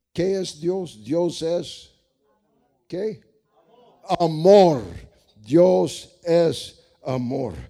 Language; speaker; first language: Spanish; non-native, fluent; English